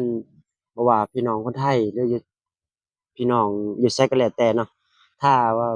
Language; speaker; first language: Thai; non-native, local second language; Northeastern Thai